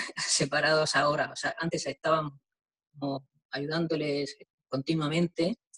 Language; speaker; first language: Spanish; native; Spanish